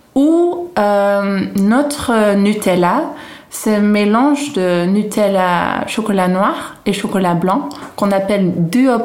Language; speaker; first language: French; non-native, fluent; Dutch